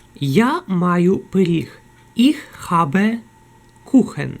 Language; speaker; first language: German; non-native, fluent; Ukrainian